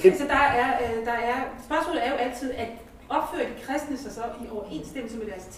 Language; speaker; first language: Danish; native; Danish